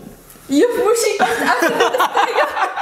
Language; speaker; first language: Dutch; early bilingual, other home language; Turkish